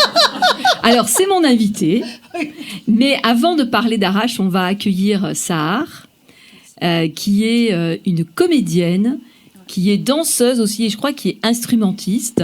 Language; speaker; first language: French; native; French